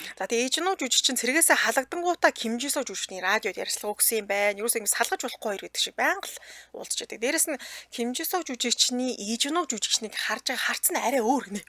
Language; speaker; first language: Mongolian; native; Mongolian